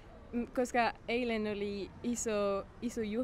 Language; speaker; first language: Finnish; non-native, learner; French